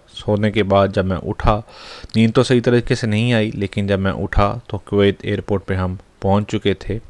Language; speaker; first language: Urdu; non-native, local second language; Punjabi